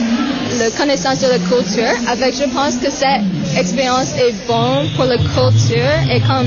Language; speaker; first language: French; non-native, learner; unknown